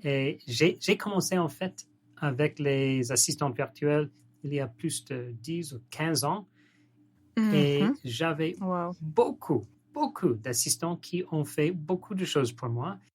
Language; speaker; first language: French; non-native, learner; English